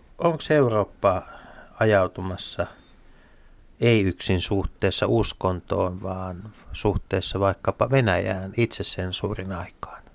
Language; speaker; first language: Finnish; native; Finnish